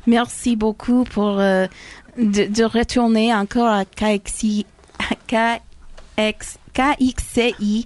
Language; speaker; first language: French; non-native, learner; English